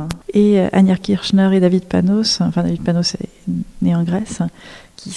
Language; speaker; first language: French; native; French